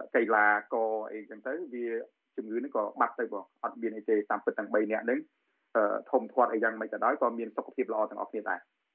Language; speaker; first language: Khmer; native; Khmer